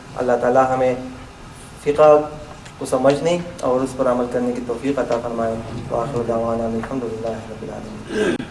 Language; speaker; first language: Urdu; non-native, local second language; Pashto